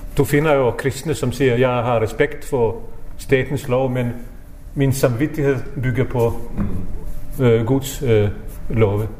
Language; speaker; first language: Danish; non-native, fluent; Bosnian